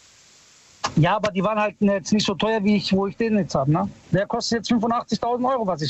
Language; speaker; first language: German; early bilingual, other home language; Italian